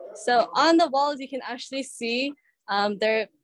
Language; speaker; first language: English; native; English